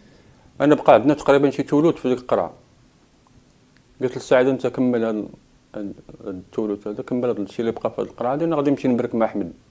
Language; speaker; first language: Arabic; native; Arabic